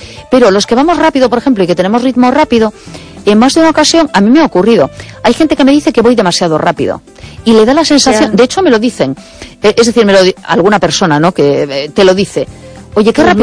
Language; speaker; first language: Spanish; native; Spanish